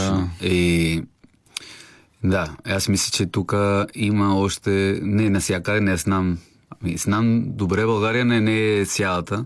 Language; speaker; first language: Bulgarian; non-native, learner; Spanish